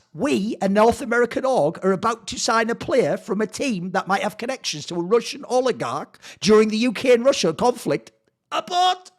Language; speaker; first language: English; native; English